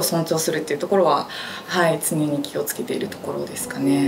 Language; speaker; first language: Japanese; native; Japanese